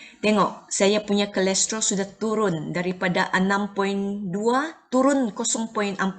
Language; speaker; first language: Malay; non-native, local second language; Chinese